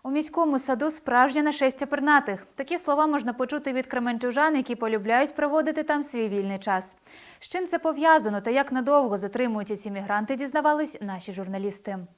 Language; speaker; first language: Ukrainian; native; Ukrainian